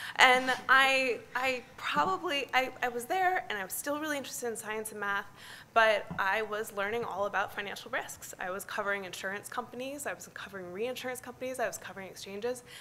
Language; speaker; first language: English; native; English